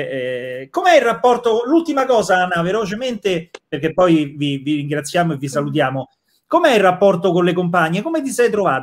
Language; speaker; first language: Italian; native; Italian